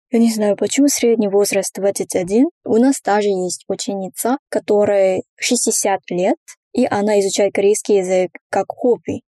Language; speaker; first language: Russian; non-native, fluent; Korean